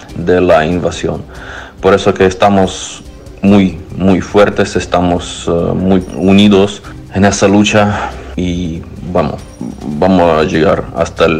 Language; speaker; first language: Spanish; non-native, fluent; Ukrainian